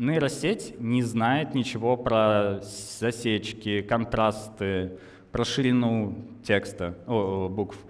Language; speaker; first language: Russian; native; Russian